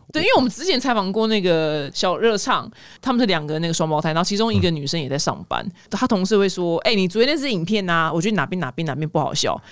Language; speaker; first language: Chinese; native; Chinese